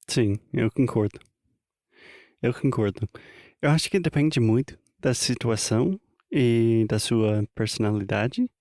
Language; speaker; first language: Portuguese; non-native, fluent; English